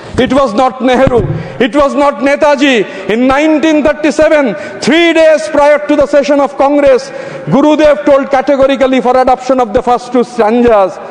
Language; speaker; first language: English; non-native, local second language; Bangla